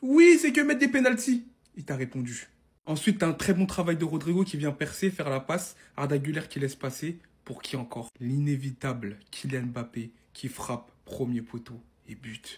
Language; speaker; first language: French; native; French